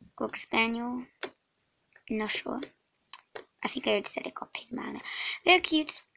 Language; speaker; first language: English; non-native, fluent; Swedish